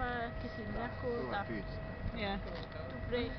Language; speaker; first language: Bulgarian; non-native, learner; English